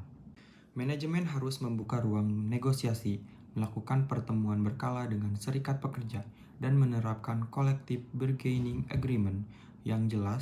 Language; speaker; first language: Indonesian; native; Indonesian